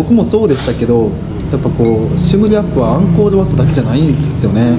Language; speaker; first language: Japanese; native; Japanese